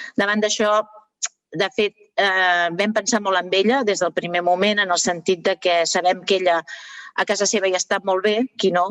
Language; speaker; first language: Catalan; native; Catalan